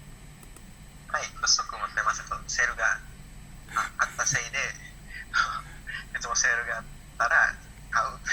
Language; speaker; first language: Japanese; non-native, learner; Indonesian